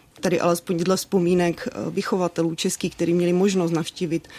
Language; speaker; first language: Czech; native; Czech